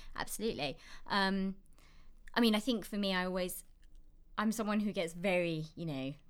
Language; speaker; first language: English; native; English